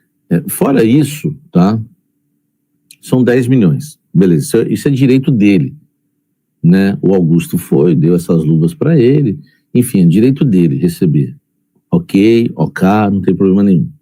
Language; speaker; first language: Portuguese; native; Portuguese